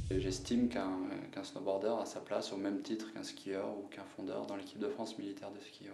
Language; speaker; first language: French; native; French